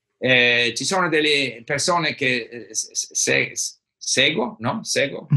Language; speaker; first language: Italian; non-native, learner; English